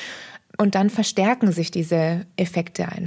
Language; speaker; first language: German; native; German